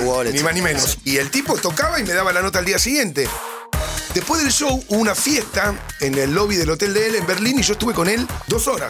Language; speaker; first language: Spanish; native; Spanish